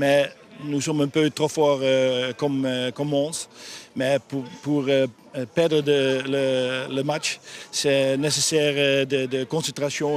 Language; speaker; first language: French; non-native, learner; Dutch